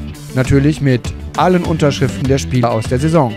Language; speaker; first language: German; native; German